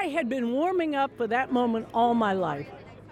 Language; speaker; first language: English; native; English